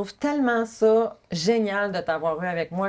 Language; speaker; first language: French; native; French